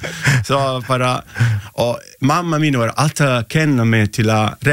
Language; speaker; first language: Icelandic; non-native, learner; Italian